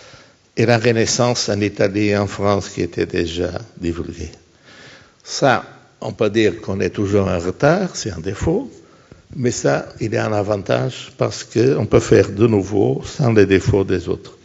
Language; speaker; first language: French; non-native, fluent; Portuguese